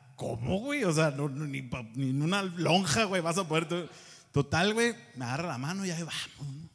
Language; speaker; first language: Spanish; native; Spanish